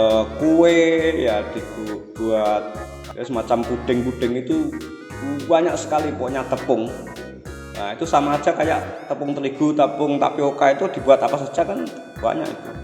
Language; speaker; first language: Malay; non-native, local second language; Javanese